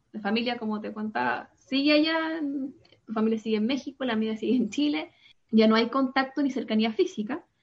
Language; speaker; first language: Spanish; native; Spanish